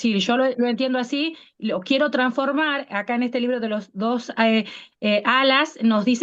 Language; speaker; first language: Spanish; native; Spanish